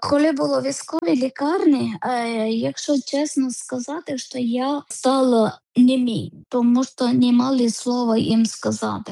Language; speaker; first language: Ukrainian; non-native, learner; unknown